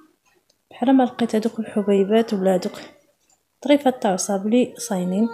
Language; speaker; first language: Arabic; native; Arabic